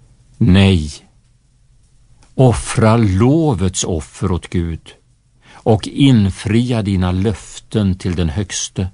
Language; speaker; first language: Swedish; native; Swedish